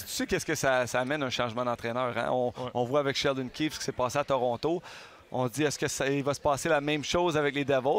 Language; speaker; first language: French; native; French